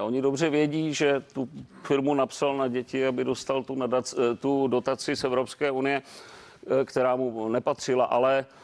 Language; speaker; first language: Czech; native; Czech